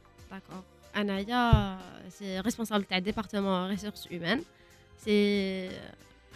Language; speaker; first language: French; non-native, local second language; Arabic